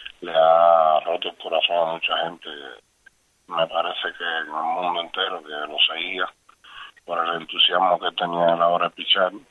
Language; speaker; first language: Spanish; native; Spanish